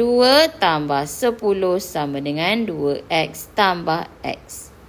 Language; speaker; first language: Malay; native; Malay